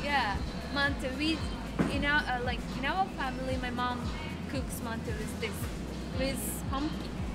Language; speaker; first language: English; non-native, learner; Uzbek